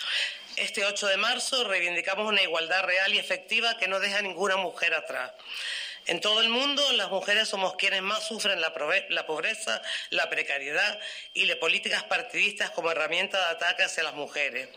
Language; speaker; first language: Spanish; native; Spanish